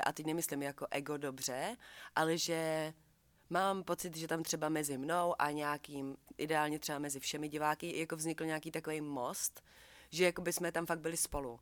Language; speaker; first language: Czech; native; Czech